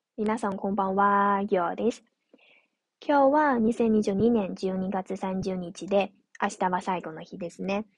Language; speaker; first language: Japanese; non-native, fluent; Chinese